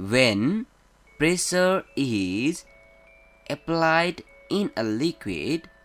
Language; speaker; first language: English; non-native, local second language; Nepali